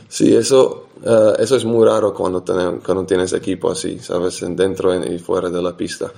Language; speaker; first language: Spanish; non-native, fluent; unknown